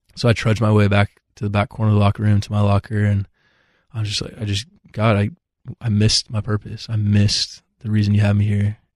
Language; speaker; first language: English; native; English